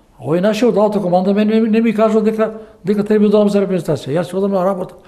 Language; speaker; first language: Macedonian; native; Macedonian